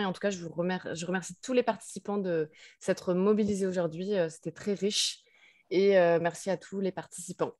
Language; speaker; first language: French; native; French